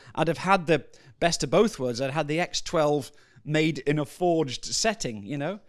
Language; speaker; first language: English; native; English